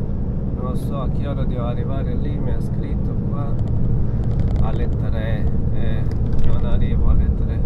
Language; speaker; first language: Italian; non-native, fluent; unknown